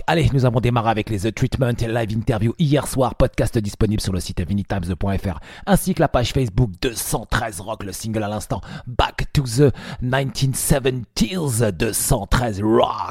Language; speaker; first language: French; native; French